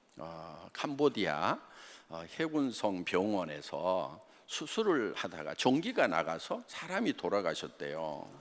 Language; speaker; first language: Korean; native; Korean